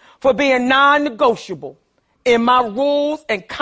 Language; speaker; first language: English; native; English